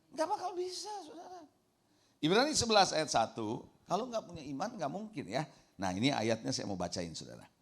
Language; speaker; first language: Indonesian; native; Indonesian